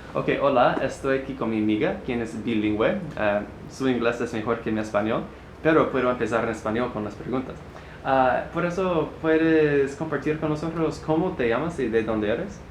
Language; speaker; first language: Spanish; non-native, learner; English